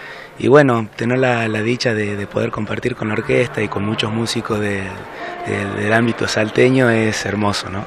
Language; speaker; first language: Spanish; native; Spanish